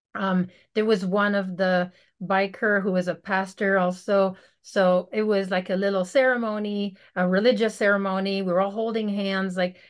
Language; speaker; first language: English; native; English